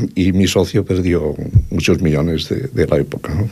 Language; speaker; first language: Spanish; native; Spanish